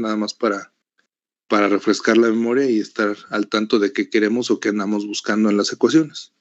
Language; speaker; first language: Spanish; native; Spanish